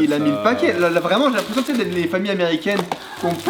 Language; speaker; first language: French; native; French